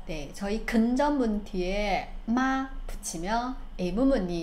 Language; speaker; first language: Korean; non-native, fluent; Chinese